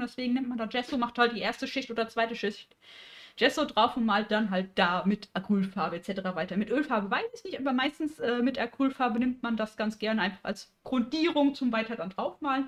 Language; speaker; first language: German; native; German